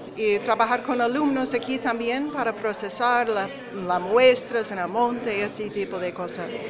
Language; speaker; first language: Spanish; non-native, learner; English